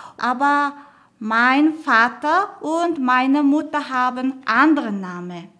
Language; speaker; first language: German; non-native, learner; Mongolian